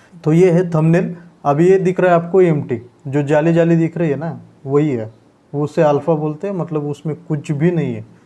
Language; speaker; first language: Hindi; non-native, local second language; Marathi